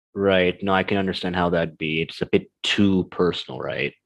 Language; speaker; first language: English; native; English